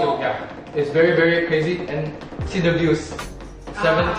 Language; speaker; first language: English; non-native, fluent; Indonesian